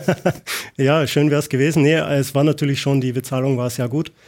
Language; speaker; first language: German; native; German